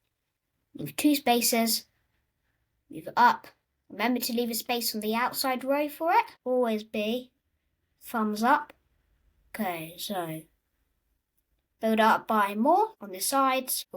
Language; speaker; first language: English; native; English